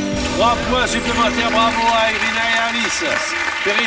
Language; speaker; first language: French; native; French